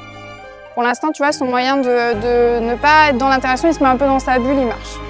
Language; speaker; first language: French; native; French